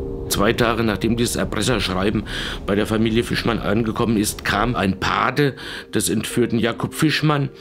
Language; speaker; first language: German; native; German